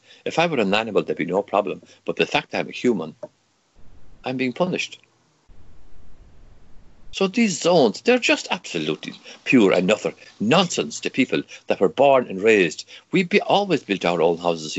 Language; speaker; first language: English; non-native, local second language; Irish